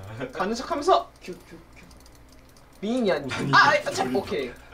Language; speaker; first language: Korean; native; Korean